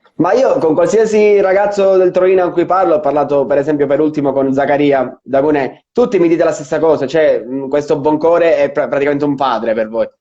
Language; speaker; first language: Italian; native; Italian